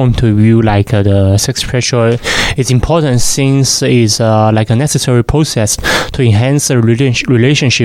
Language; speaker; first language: English; non-native, fluent; Chinese